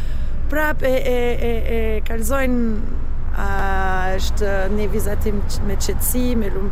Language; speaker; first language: Albanian; non-native, learner; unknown